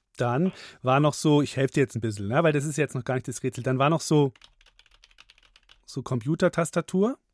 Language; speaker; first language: German; native; German